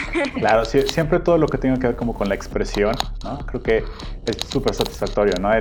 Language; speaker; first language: Spanish; native; Spanish